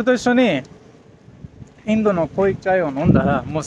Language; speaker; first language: Japanese; non-native, fluent; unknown